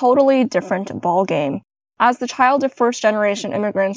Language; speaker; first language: English; native; English